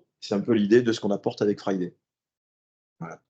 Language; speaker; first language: French; native; French